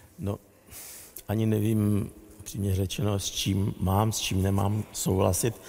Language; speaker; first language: Czech; non-native, fluent; Russian